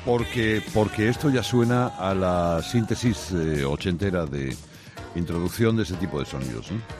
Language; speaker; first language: Spanish; native; Spanish